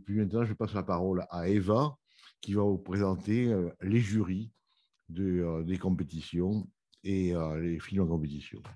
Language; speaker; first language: French; native; French